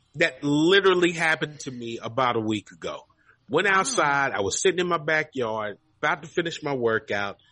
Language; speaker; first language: English; native; English